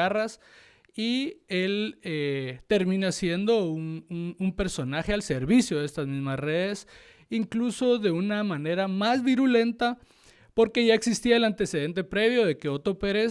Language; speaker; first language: Spanish; native; Spanish